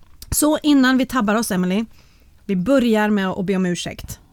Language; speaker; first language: Swedish; native; Swedish